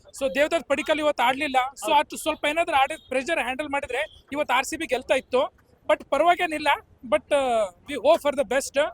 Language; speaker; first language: Kannada; native; Kannada